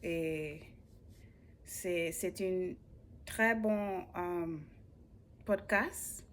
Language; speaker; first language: French; non-native, learner; English